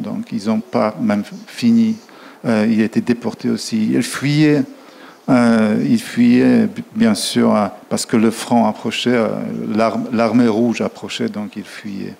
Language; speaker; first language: French; non-native, fluent; Polish